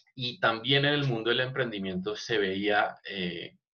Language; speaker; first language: Spanish; native; Spanish